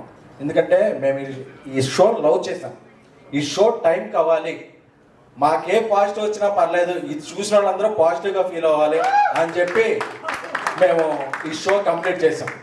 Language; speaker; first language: Telugu; native; Telugu